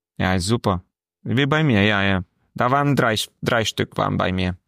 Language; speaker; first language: German; non-native, learner; Romanian